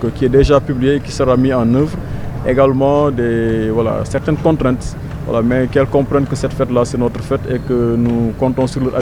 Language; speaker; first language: French; non-native, local second language; Wolof